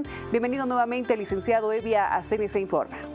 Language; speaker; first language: Spanish; native; Spanish